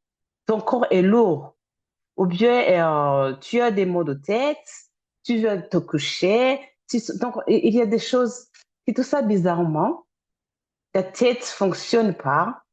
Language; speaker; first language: French; non-native, fluent; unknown